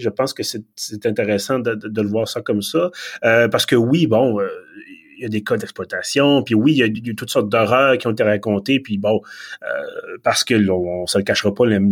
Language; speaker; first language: French; native; French